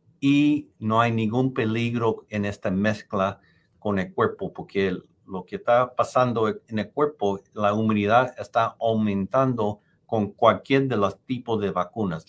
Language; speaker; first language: Spanish; non-native, fluent; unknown